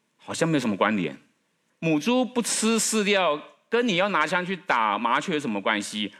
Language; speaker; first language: Chinese; native; Chinese